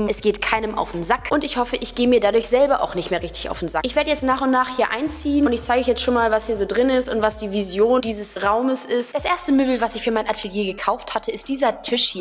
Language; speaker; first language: German; native; German